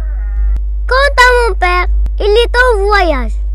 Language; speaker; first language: French; non-native, local second language; Arabic